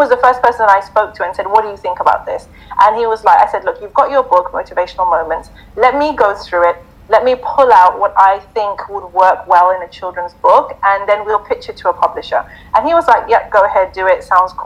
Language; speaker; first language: English; native; English